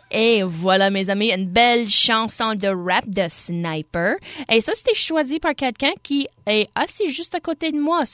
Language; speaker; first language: French; non-native, local second language; English